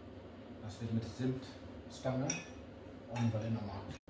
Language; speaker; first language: German; non-native, learner; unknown